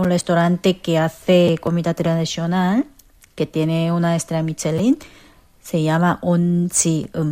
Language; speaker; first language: Spanish; non-native, fluent; Korean